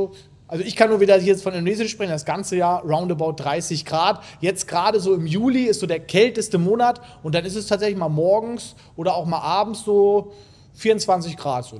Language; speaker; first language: German; native; German